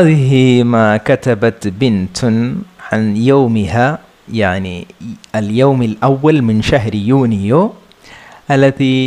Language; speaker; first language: Arabic; non-native, fluent; Malayalam